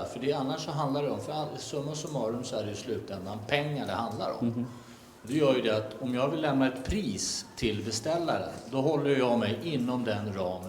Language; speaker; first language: Swedish; native; Swedish